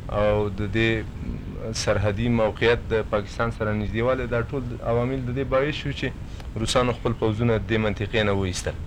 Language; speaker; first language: Pashto; native; Pashto